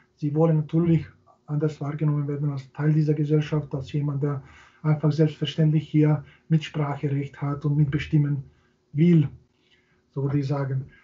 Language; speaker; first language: German; non-native, fluent; Serbian